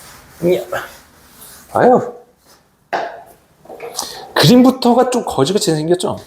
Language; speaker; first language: Korean; native; Korean